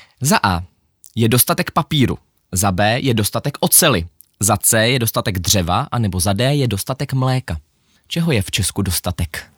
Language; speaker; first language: Czech; early bilingual, other home language; Ukrainian